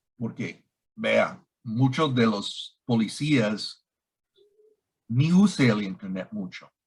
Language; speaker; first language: Spanish; non-native, learner; English